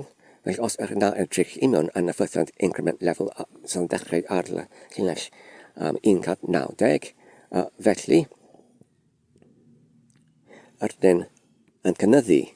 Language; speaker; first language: Welsh; non-native, learner; Polish